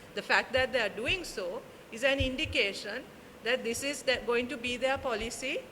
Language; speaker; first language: English; non-native, local second language; Sinhala